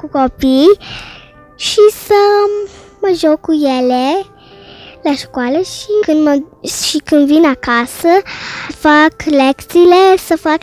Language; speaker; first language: Romanian; early bilingual, heritage; Romanian